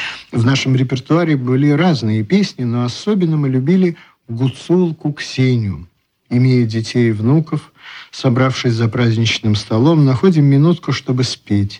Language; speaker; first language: Russian; native; Russian